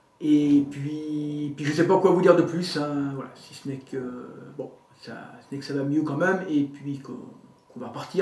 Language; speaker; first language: French; native; French